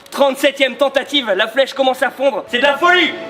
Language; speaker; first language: French; native; French